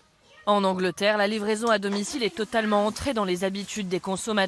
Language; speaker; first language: French; native; French